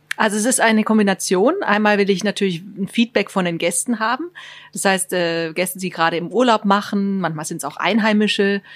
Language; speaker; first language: German; native; German